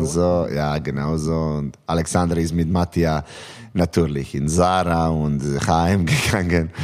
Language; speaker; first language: German; non-native, learner; Serbian